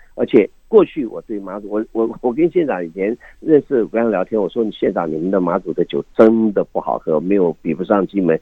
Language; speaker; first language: Chinese; native; Chinese